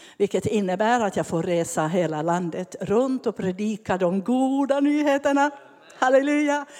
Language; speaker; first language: Swedish; native; Swedish